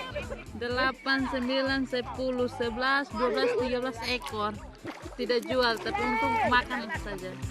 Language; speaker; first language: Indonesian; non-native, local second language; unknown